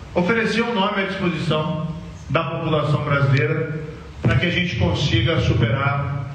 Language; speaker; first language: Portuguese; native; Portuguese